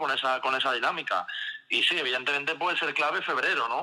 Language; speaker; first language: Spanish; native; Spanish